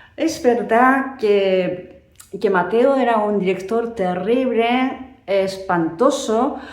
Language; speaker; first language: Spanish; non-native, fluent; Japanese